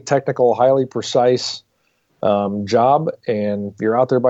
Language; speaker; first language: English; native; English